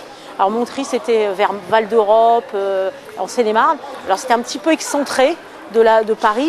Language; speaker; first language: French; native; French